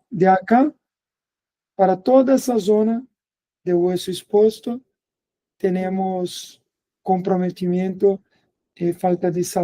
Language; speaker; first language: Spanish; non-native, fluent; Portuguese